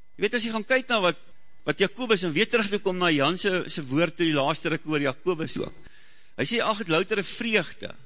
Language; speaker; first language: Afrikaans; native; Afrikaans